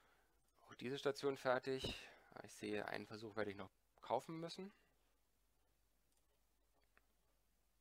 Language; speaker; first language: German; native; German